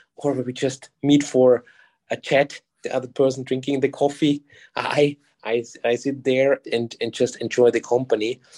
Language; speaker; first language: English; non-native, fluent; German